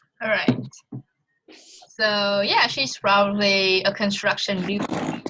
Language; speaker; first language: English; non-native, fluent; Vietnamese